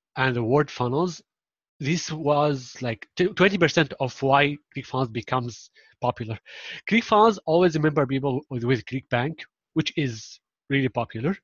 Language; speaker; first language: English; non-native, fluent; Arabic